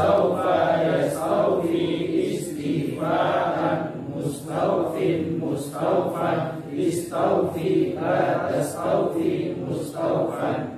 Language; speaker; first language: Arabic; non-native, learner; Indonesian